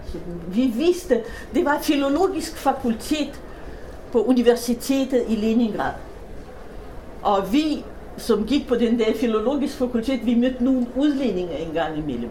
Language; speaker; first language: Danish; non-native, fluent; Russian